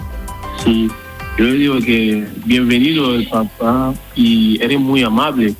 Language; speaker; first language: Spanish; non-native, learner; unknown